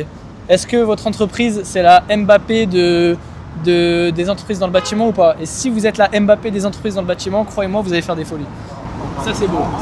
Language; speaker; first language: French; native; French